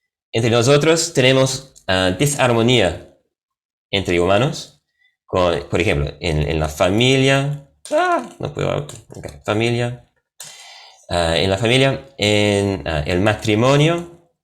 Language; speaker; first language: Spanish; non-native, fluent; English